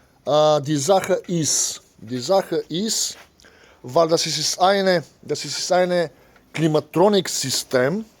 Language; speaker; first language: German; non-native, learner; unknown